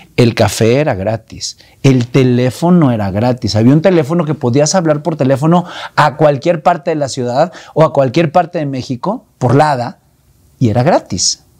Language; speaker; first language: Spanish; native; Spanish